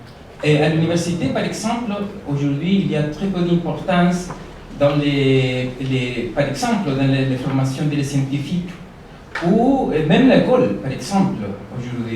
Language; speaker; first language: French; non-native, fluent; Spanish